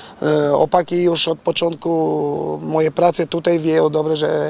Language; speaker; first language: Polish; non-native, fluent; Albanian